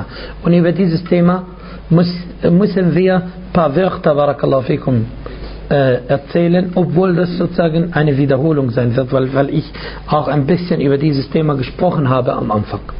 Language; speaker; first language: German; non-native, fluent; Arabic